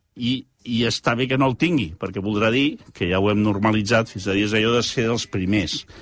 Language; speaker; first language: Catalan; early bilingual, heritage; Catalan